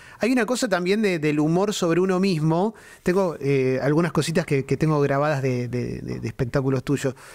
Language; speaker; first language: Spanish; native; Spanish